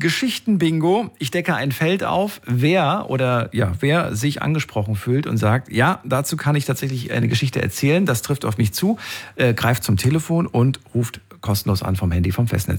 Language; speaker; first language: German; native; German